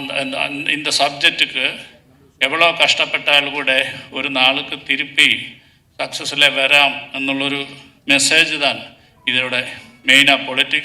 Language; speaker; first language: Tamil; non-native, learner; Malayalam